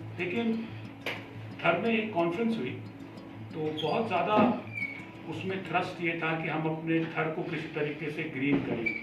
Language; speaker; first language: Urdu; non-native, local second language; Sindhi